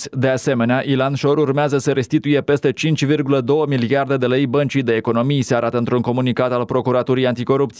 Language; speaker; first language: Romanian; native; Romanian